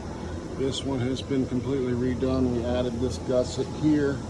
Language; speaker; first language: English; native; English